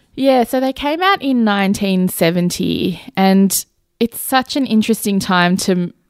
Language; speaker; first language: English; early bilingual, other home language; Hindi